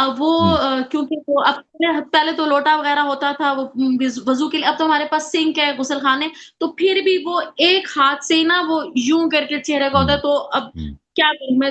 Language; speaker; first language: Urdu; native; Urdu